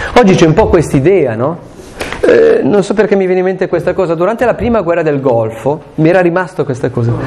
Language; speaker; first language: Italian; non-native, local second language; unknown